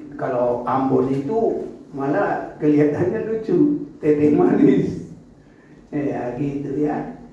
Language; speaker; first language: Indonesian; non-native, local second language; Batak Toba